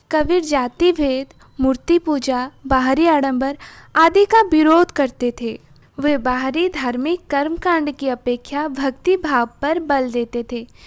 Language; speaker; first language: Hindi; non-native, local second language; Odia